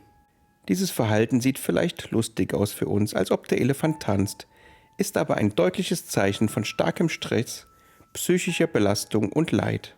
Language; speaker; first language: German; native; German